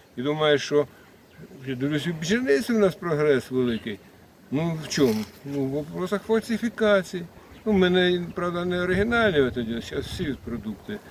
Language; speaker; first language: Ukrainian; native; Ukrainian